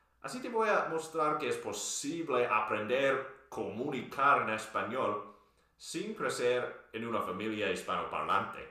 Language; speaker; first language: Spanish; non-native, fluent; English